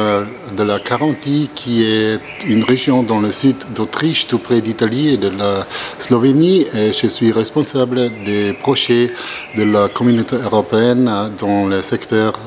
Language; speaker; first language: French; non-native, learner; German